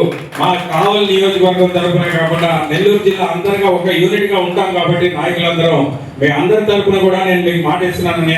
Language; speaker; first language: Telugu; native; Telugu